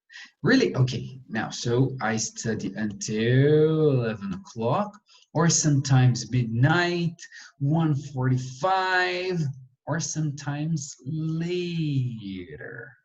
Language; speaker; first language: English; non-native, fluent; Portuguese